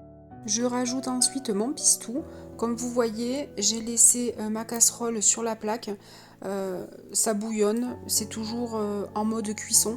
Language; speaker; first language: French; native; French